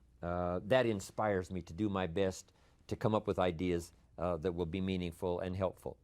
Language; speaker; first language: English; native; English